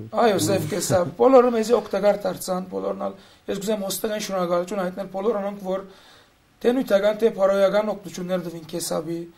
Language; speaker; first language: Armenian; early bilingual, heritage; Armenian